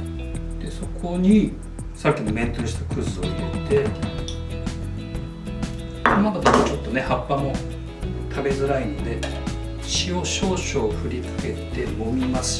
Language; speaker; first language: Japanese; native; Japanese